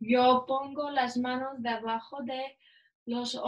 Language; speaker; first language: Spanish; non-native, learner; English